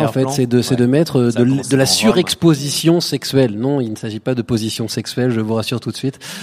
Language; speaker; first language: French; native; French